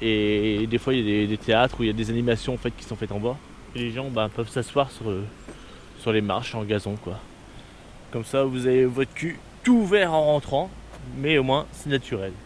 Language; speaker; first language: French; native; French